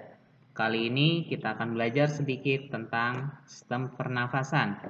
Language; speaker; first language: Indonesian; native; Indonesian